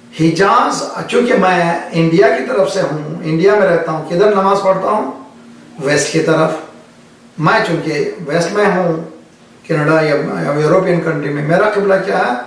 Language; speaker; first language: Urdu; native; Urdu